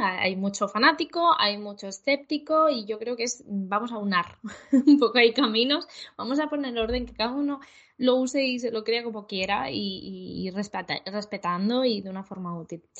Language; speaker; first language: Spanish; native; Spanish